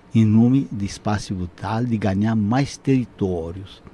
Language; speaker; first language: Portuguese; non-native, fluent; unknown